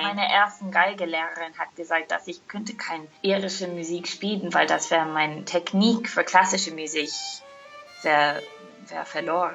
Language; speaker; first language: German; non-native, fluent; Irish